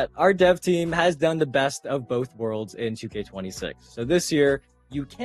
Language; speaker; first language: English; native; English